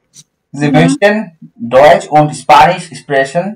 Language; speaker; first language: German; non-native, learner; Bangla